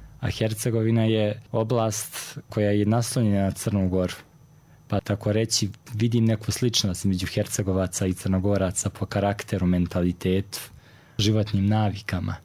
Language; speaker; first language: Croatian; native; Croatian